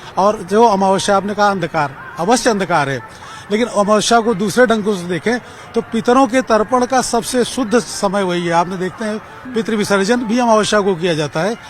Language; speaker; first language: Hindi; native; Hindi